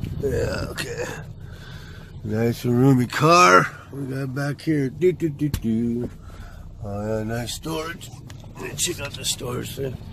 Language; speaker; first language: English; native; English